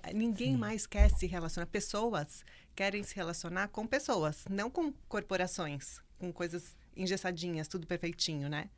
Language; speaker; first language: Portuguese; native; Portuguese